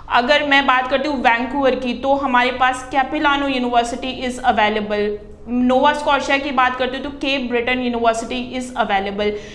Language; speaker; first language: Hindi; non-native, local second language; Punjabi